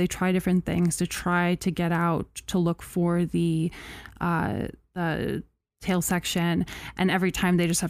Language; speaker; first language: English; native; English